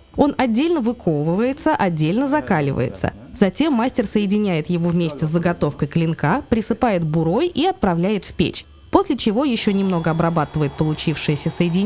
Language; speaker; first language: Russian; native; Russian